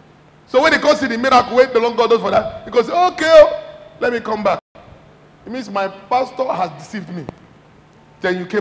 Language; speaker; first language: English; non-native, local second language; Igbo